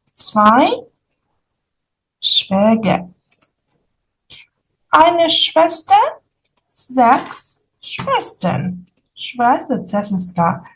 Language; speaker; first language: German; non-native, fluent; Ukrainian